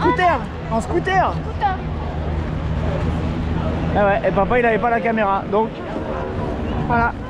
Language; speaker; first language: French; native; French